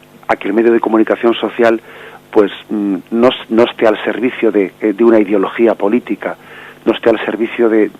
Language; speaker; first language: Spanish; native; Spanish